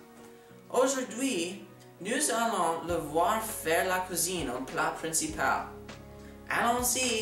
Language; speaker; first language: French; non-native, learner; English